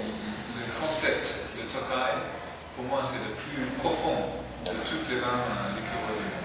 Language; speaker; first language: French; non-native, fluent; English